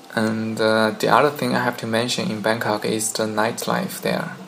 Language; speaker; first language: English; non-native, fluent; Chinese